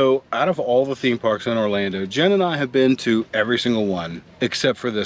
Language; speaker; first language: English; native; English